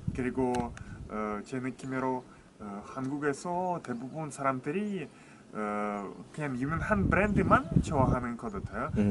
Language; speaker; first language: Korean; non-native, fluent; Russian